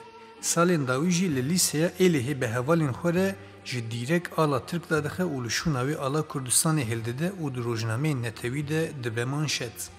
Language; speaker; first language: Kurdish; native; Kurdish